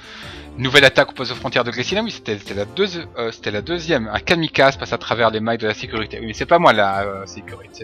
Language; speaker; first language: French; native; French